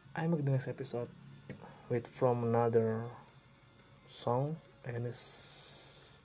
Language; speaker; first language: English; non-native, learner; Indonesian